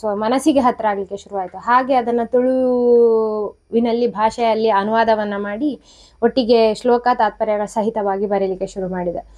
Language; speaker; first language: Kannada; non-native, local second language; Tulu